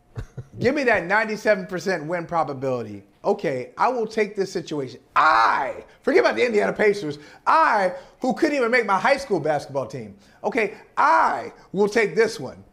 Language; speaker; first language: English; native; English